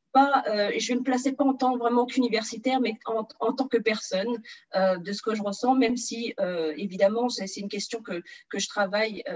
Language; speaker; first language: French; early bilingual, other home language; Portuguese